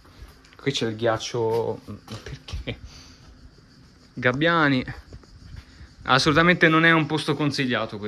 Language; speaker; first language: Italian; native; Italian